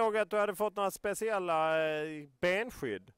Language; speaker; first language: Swedish; native; Swedish